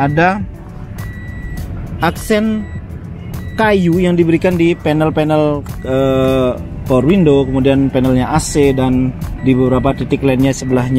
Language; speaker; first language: Indonesian; native; Indonesian